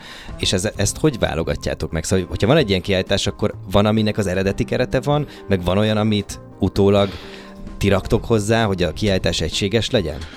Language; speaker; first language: Hungarian; native; Hungarian